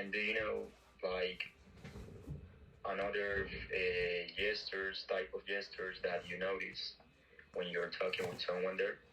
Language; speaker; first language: English; non-native, fluent; Spanish